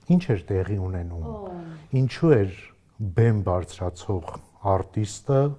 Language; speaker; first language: Armenian; native; Armenian